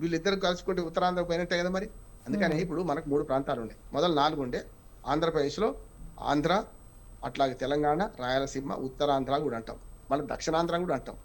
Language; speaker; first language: Telugu; native; Telugu